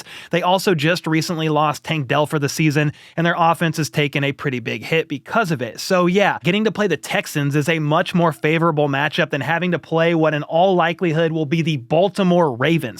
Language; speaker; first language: English; native; English